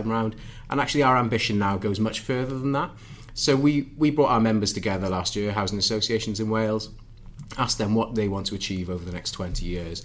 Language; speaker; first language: English; native; English